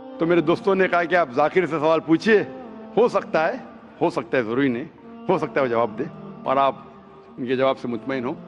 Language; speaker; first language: Hindi; non-native, local second language; Konkani